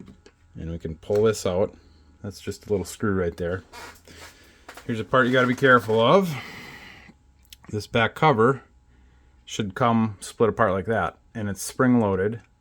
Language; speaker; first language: English; native; English